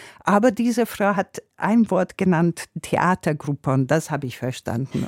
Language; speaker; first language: German; non-native, fluent; Hungarian